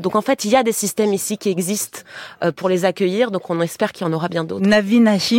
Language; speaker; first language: French; native; French